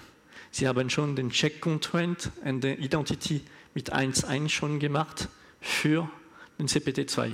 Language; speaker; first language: German; non-native, learner; French